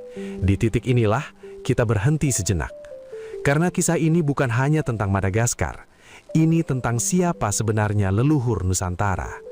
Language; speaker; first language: Indonesian; native; Indonesian